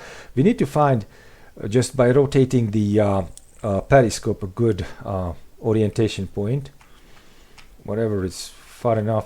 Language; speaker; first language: English; non-native, fluent; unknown